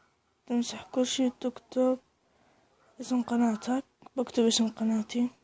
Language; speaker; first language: Arabic; native; Arabic